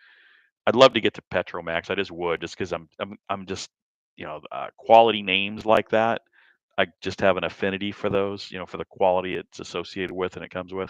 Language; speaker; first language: English; native; English